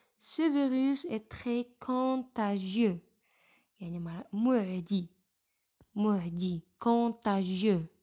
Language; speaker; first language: French; non-native, local second language; Arabic